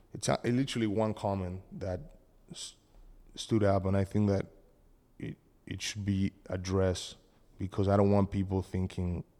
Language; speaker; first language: English; non-native, fluent; Spanish